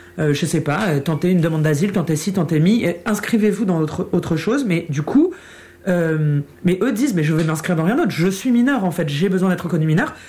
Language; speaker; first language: French; native; French